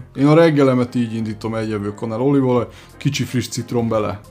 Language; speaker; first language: Hungarian; native; Hungarian